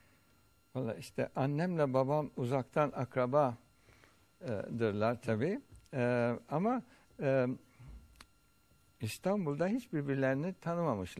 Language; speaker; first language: Turkish; early bilingual, heritage; Turkish